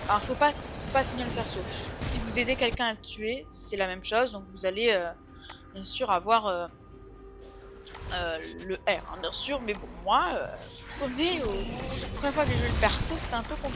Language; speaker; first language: French; native; French